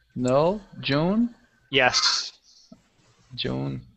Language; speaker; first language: English; non-native, fluent; Portuguese